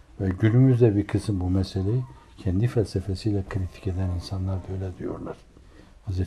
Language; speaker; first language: Turkish; native; Turkish